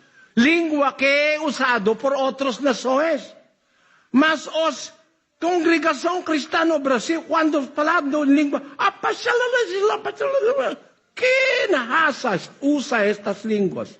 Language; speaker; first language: Portuguese; non-native, learner; Filipino